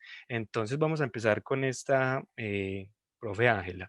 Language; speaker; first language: Spanish; native; Spanish